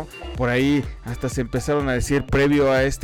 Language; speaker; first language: Spanish; native; Spanish